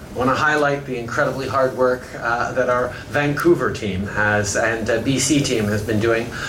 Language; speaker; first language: English; native; English